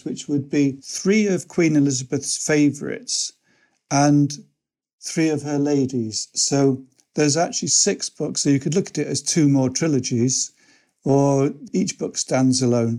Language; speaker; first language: English; native; English